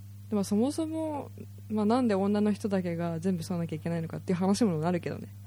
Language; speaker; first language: Japanese; early bilingual, heritage; Japanese